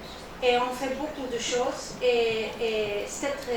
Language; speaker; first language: French; non-native, learner; Spanish